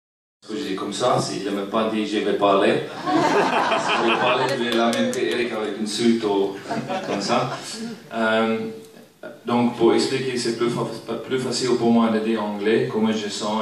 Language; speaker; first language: French; non-native, learner; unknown